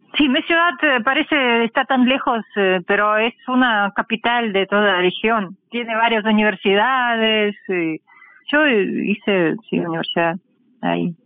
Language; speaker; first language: Spanish; non-native, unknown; Russian